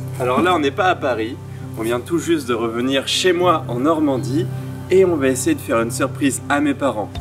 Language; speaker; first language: French; native; French